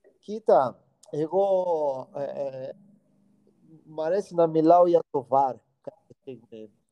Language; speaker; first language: Greek; non-native, fluent; Portuguese